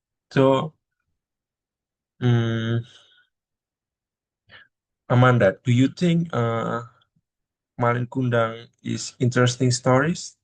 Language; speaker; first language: English; non-native, learner; Indonesian